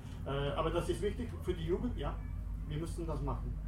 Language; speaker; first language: German; non-native, learner; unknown